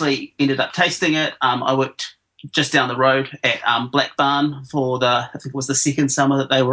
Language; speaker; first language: English; native; English